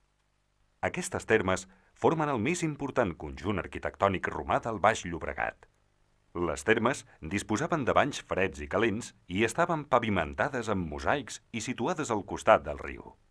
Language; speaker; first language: Catalan; native; Catalan